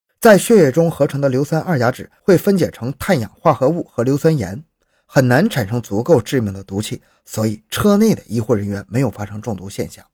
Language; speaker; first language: Chinese; native; Chinese